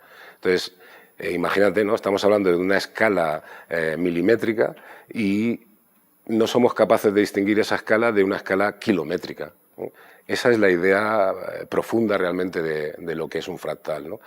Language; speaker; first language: Spanish; native; Spanish